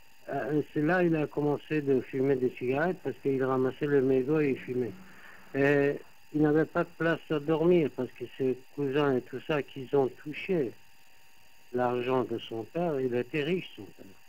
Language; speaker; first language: French; native; French